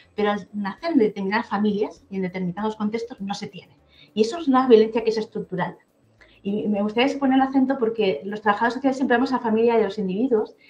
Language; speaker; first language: Spanish; native; Spanish